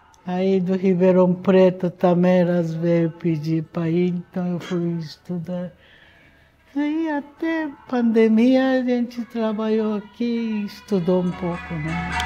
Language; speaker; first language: Portuguese; non-native, fluent; Japanese